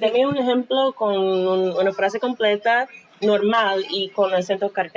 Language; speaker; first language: Spanish; non-native, fluent; English